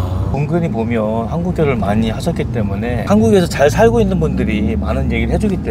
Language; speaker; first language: Korean; native; Korean